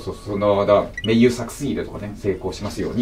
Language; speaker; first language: Japanese; native; Japanese